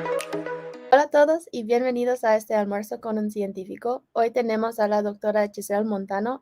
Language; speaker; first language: Spanish; non-native, fluent; English